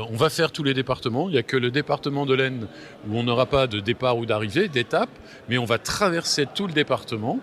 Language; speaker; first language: French; native; French